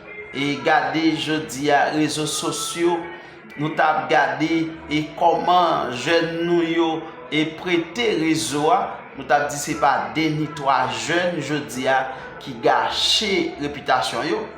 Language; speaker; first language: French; non-native, learner; Haitian Creole